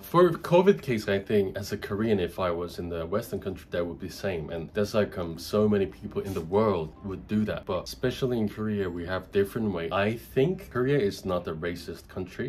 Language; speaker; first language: English; non-native, fluent; Korean